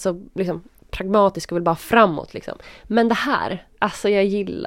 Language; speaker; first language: Swedish; native; Swedish